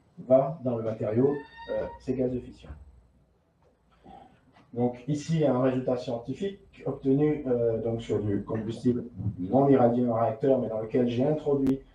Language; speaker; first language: French; native; French